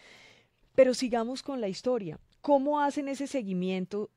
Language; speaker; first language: Spanish; native; Spanish